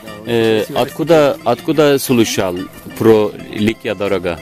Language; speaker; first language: Russian; non-native, learner; Turkish